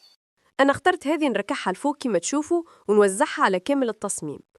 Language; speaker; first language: Arabic; native; Arabic